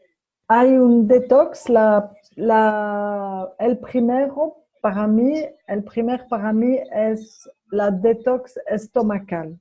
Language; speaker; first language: Spanish; non-native, fluent; French